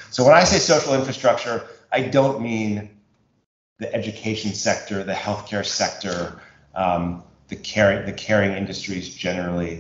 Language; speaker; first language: English; native; English